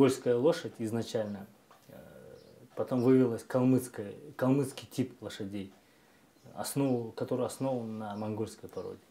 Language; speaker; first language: Russian; non-native, local second language; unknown